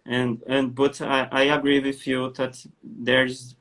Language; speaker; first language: English; non-native, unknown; Portuguese